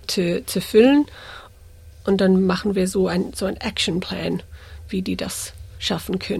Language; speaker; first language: German; early bilingual, heritage; English